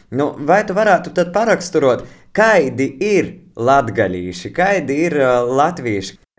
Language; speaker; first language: Latvian; native; Latvian